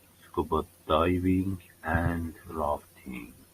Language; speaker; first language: English; non-native, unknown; Turkish